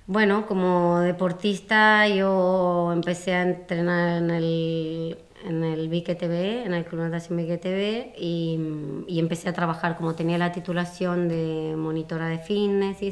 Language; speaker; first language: Spanish; native; Spanish